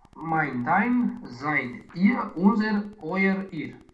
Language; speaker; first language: German; non-native, learner; Romanian